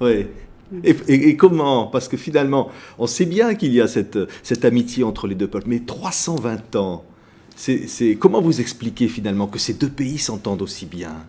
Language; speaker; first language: French; native; French